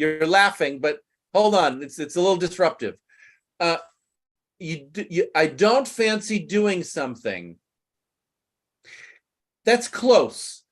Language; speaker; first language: English; non-native, fluent; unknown